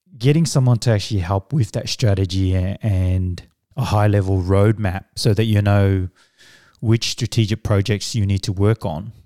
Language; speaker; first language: English; early bilingual, other home language; Samoan